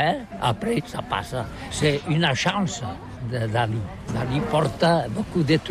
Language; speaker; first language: French; non-native, learner; Catalan